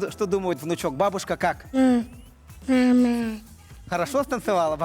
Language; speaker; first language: Russian; native; Russian